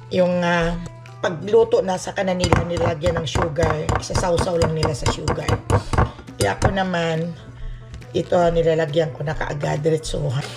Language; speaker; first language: Filipino; non-native, local second language; Cebuano